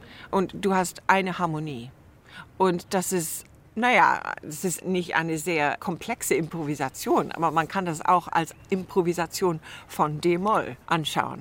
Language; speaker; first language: German; early bilingual, other home language; English